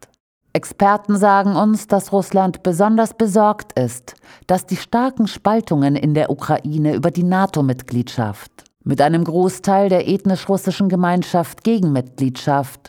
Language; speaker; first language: German; native; German